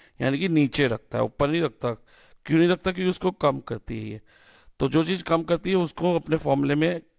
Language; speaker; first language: Hindi; native; Hindi